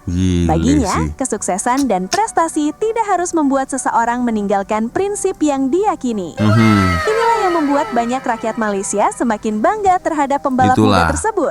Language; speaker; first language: Indonesian; native; Indonesian